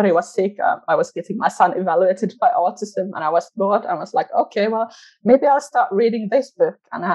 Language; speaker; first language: English; non-native, fluent; Finnish